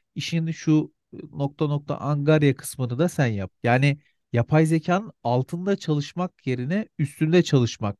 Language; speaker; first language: Turkish; native; Turkish